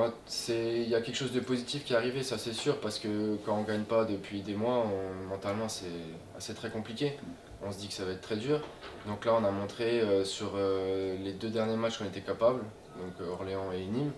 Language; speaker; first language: French; native; French